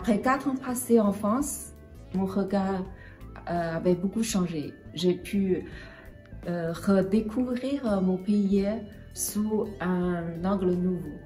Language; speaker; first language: French; non-native, fluent; Chinese